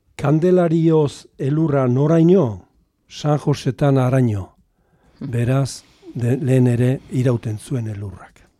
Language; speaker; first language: Basque; native; Basque